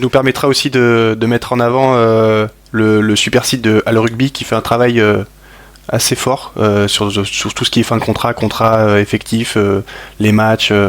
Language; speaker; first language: French; native; French